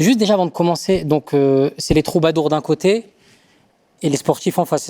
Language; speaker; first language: French; native; French